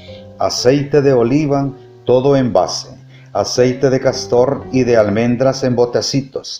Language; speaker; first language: Spanish; native; Spanish